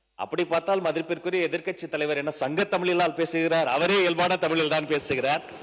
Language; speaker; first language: Tamil; native; Tamil